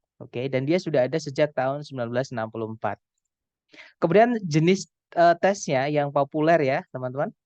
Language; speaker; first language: Indonesian; non-native, local second language; Javanese